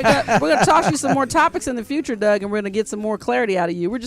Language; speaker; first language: English; native; English